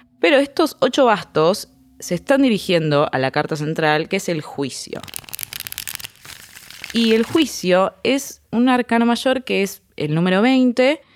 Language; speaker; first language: Spanish; native; Spanish